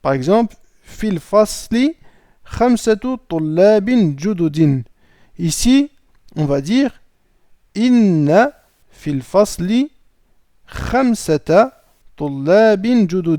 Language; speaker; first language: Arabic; non-native, fluent; French